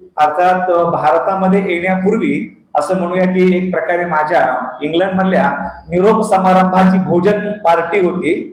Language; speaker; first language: Marathi; non-native, fluent; English